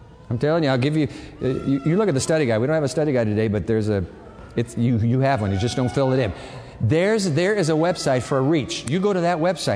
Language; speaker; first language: English; early bilingual, other home language; Japanese